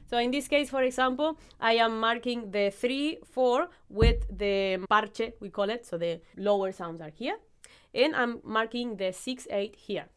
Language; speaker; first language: English; non-native, fluent; Spanish